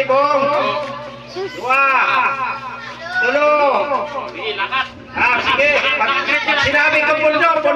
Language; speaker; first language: Filipino; non-native, local second language; Bikol